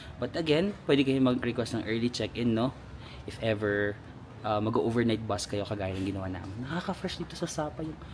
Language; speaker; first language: Filipino; native; Filipino